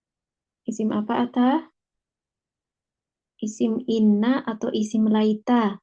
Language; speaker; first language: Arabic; non-native, fluent; Indonesian